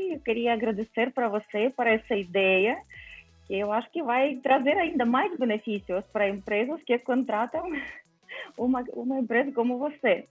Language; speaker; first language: Portuguese; non-native, fluent; Ukrainian